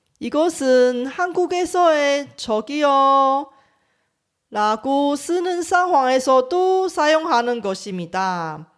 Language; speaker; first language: Korean; non-native, fluent; Chinese